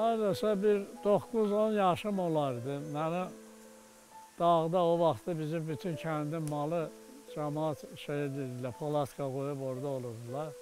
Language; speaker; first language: Azerbaijani; non-native, local second language; Avaric